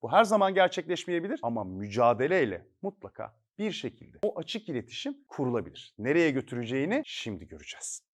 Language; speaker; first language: Turkish; native; Turkish